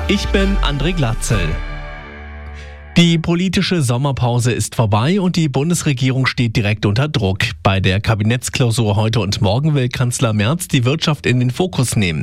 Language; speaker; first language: German; native; German